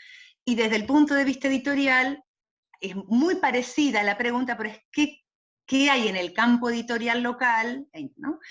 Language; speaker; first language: Spanish; native; Spanish